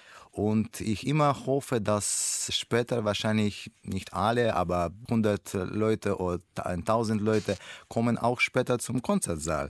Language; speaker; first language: German; non-native, learner; Russian